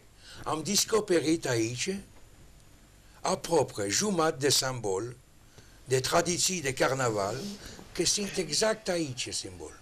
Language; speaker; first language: Romanian; non-native, learner; French